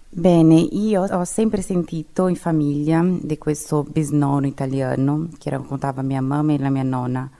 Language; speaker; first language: Italian; non-native, fluent; Portuguese